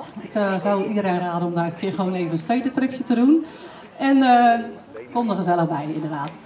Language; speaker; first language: Dutch; native; Dutch